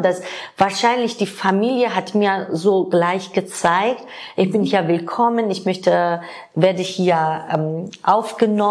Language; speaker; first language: German; non-native, fluent; Georgian